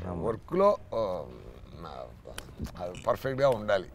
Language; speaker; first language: Telugu; non-native, local second language; Tamil